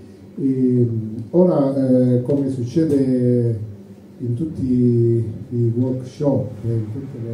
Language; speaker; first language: Italian; native; Italian